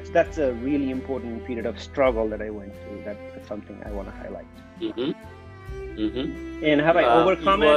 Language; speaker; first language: English; non-native, local second language; Nepali